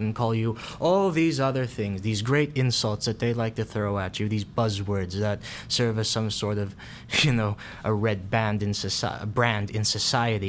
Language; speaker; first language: English; non-native, local second language; Filipino